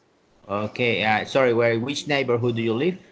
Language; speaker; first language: English; non-native, learner; Spanish